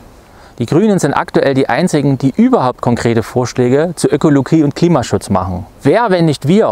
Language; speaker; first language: German; native; German